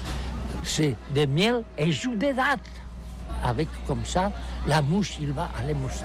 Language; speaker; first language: French; non-native, learner; Catalan